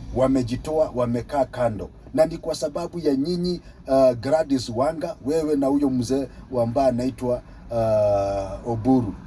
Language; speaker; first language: Swahili; non-native, local second language; Luyia